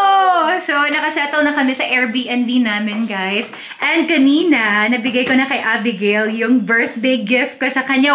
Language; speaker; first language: Filipino; non-native, local second language; Cebuano